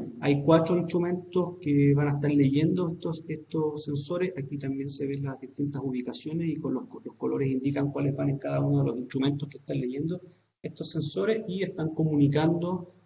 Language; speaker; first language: Spanish; native; Spanish